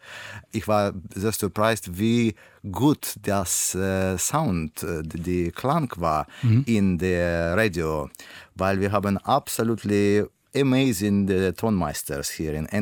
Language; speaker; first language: German; non-native, learner; Russian